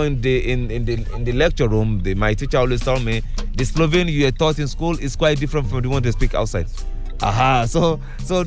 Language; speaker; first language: English; non-native, local second language; Yoruba